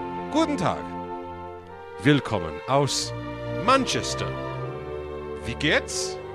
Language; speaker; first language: German; non-native, learner; English